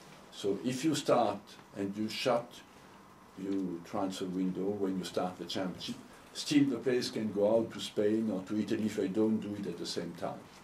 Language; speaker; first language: English; non-native, fluent; French